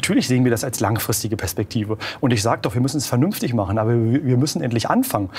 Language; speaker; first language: German; native; German